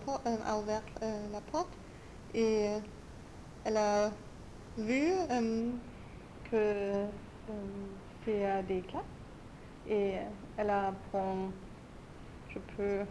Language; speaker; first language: French; non-native, learner; German